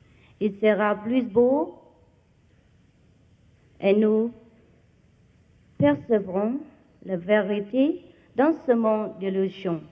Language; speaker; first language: French; non-native, fluent; Vietnamese